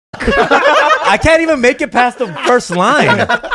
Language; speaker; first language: English; early bilingual, other home language; Korean